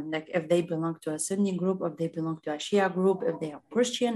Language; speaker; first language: English; non-native, fluent; Arabic